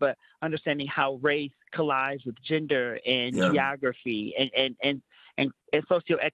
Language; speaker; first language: English; native; English